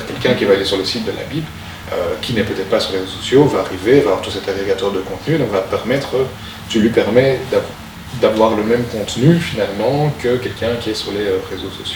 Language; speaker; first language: French; native; French